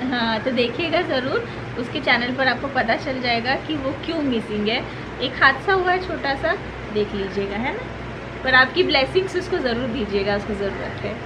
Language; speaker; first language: Hindi; native; Hindi